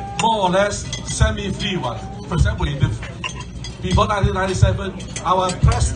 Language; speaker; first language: English; non-native, local second language; Cantonese